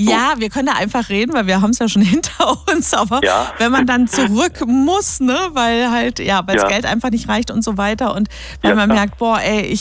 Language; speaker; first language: German; native; German